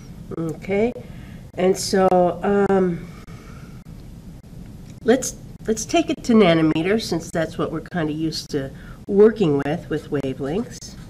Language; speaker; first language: English; native; English